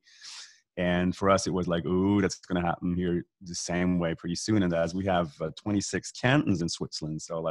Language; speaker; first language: English; non-native, fluent; Swiss German